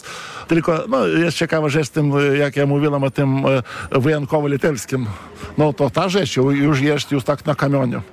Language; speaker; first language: Polish; non-native, fluent; Lithuanian